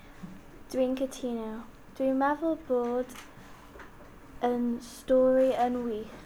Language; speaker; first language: Welsh; non-native, local second language; English